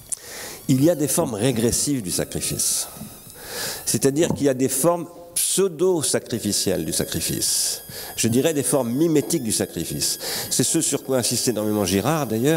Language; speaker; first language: French; native; French